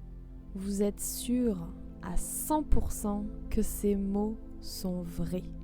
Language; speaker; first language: French; native; French